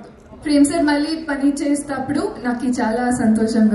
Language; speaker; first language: Telugu; non-native, learner; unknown